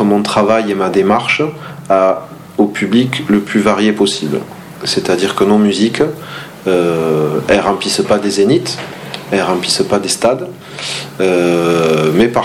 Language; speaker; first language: French; native; French